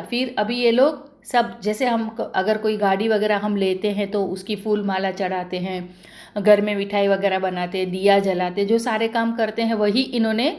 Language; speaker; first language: Hindi; non-native, local second language; Marathi